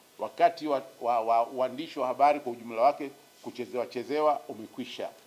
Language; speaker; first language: Swahili; native; Swahili